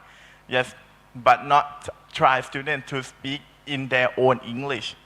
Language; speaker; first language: English; non-native, learner; Thai